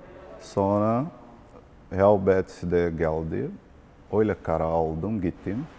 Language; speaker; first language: Turkish; non-native, learner; Portuguese